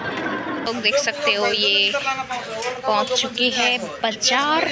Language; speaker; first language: Hindi; non-native, fluent; Nepali